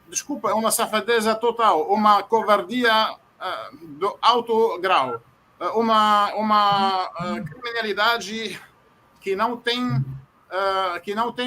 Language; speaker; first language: Portuguese; non-native, fluent; Arabic